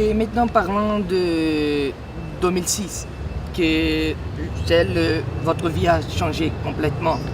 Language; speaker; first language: French; non-native, learner; Portuguese